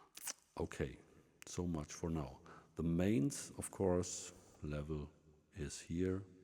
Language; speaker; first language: English; non-native, fluent; German